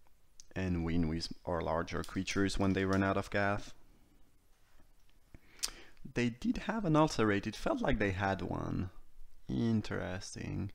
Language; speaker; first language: English; non-native, fluent; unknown